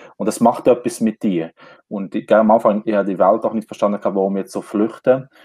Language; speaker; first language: German; non-native, fluent; Albanian